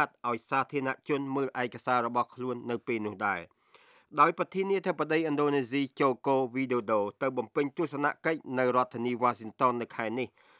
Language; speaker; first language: Khmer; native; Khmer